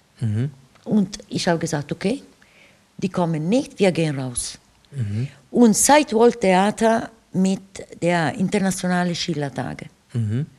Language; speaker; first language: German; non-native, fluent; Italian